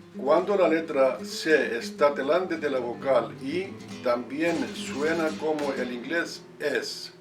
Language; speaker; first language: Spanish; non-native, fluent; English